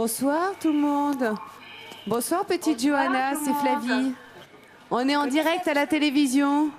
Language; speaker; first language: French; native; French